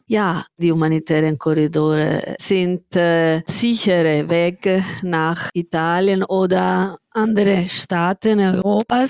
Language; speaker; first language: German; non-native, fluent; Italian